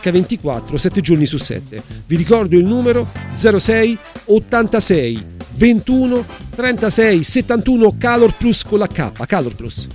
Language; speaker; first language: Italian; native; Italian